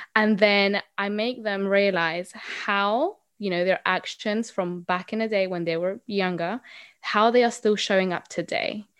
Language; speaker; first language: English; non-native, fluent; Spanish